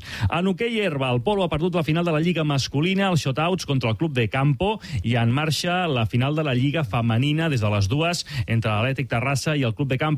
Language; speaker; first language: Catalan; native; Catalan